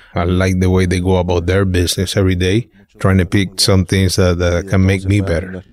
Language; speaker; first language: English; non-native, fluent; Spanish